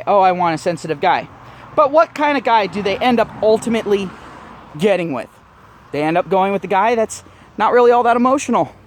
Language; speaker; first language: English; native; English